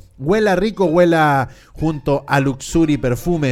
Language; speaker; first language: Spanish; native; Spanish